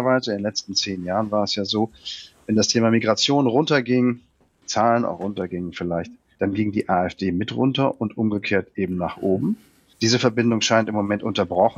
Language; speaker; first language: German; native; German